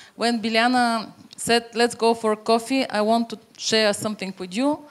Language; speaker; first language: English; non-native, fluent; Bulgarian